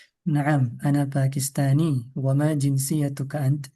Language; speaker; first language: Arabic; non-native, fluent; Indonesian